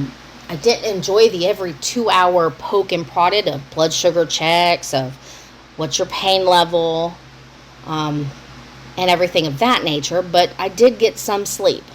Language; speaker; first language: English; native; English